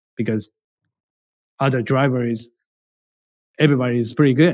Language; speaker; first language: English; non-native, learner; Japanese